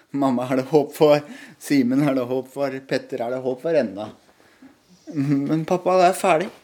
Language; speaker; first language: Norwegian; native; Norwegian